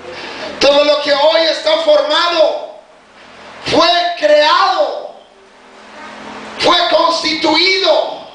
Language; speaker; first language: Spanish; native; Spanish